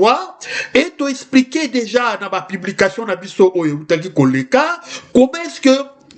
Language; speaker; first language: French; non-native, local second language; Lingala